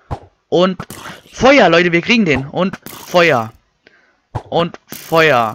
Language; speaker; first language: German; native; German